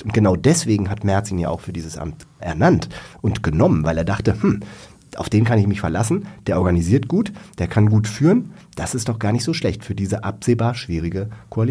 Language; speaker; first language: German; native; German